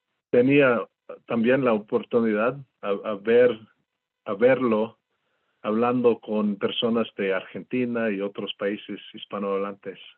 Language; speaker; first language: Spanish; non-native, fluent; English